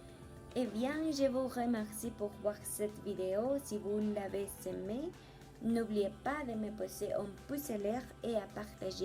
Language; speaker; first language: French; non-native, learner; Spanish